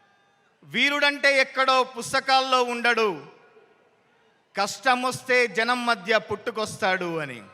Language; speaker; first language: Telugu; native; Telugu